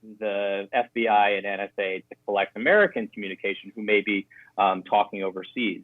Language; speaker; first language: English; native; English